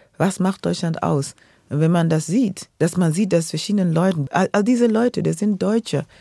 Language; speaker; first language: German; non-native, fluent; Luo (Kenya and Tanzania)